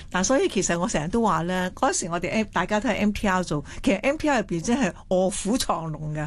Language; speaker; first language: Cantonese; native; Cantonese